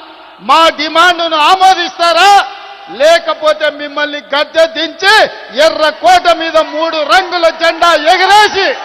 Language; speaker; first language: Telugu; native; Telugu